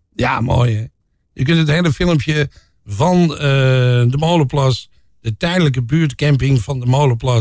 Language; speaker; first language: Dutch; native; Dutch